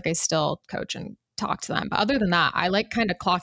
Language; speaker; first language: English; native; English